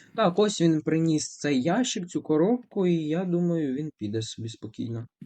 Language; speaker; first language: Ukrainian; non-native, local second language; Russian